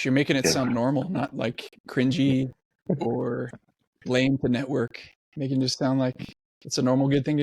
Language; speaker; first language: English; native; English